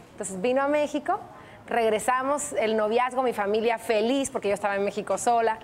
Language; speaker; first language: Spanish; native; Spanish